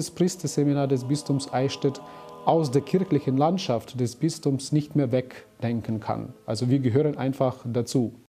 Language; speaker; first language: German; non-native, fluent; Ukrainian